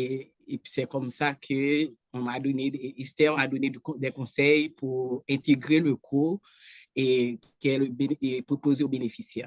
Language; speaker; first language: French; non-native, local second language; Haitian Creole